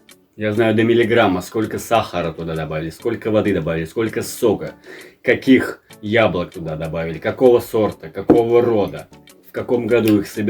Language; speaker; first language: Russian; native; Russian